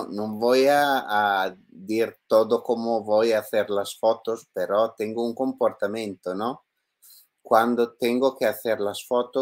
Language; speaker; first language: Spanish; non-native, learner; Italian